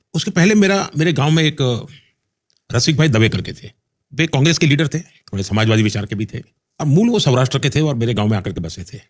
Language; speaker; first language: Hindi; non-native, local second language; Gujarati